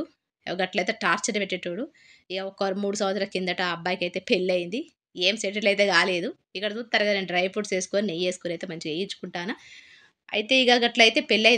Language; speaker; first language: Telugu; native; Telugu